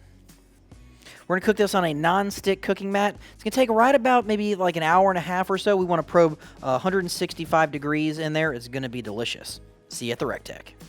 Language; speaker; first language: English; native; English